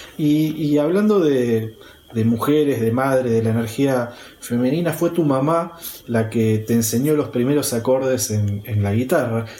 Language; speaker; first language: Spanish; native; Spanish